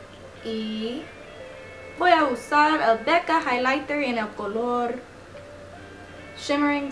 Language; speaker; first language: Spanish; non-native, learner; English